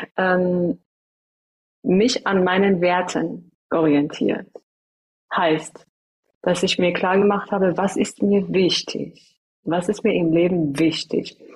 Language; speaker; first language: German; early bilingual, other home language; Persian